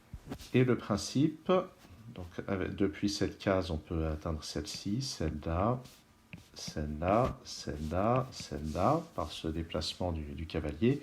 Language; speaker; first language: French; native; French